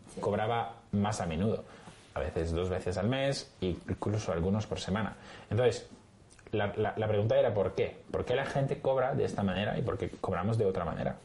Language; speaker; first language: Spanish; non-native, fluent; French